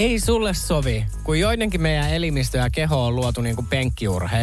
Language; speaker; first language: Finnish; native; Finnish